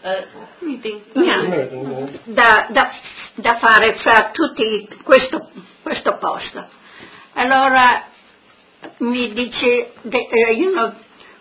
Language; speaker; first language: Italian; non-native, local second language; Friulian